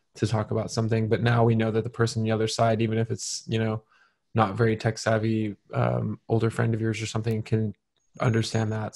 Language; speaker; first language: English; native; English